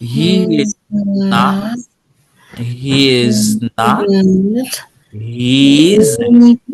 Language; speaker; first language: English; non-native, fluent; Haitian Creole